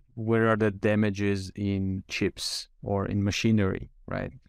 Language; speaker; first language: English; non-native, fluent; Armenian